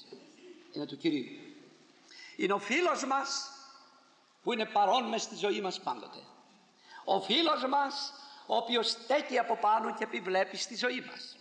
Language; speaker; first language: Greek; native; Greek